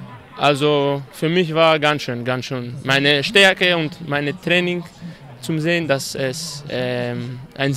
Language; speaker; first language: German; non-native, fluent; Greek